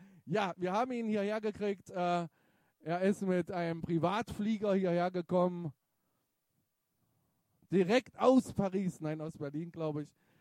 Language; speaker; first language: German; native; German